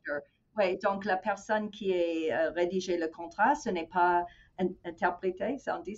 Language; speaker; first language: French; non-native, fluent; English